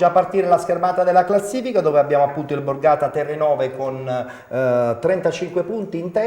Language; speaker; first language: Italian; native; Italian